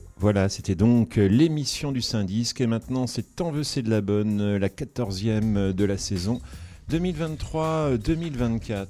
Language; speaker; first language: French; native; French